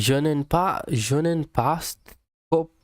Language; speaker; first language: French; non-native, learner; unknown